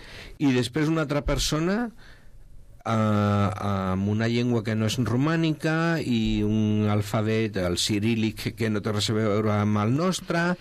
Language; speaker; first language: Catalan; non-native, local second language; Spanish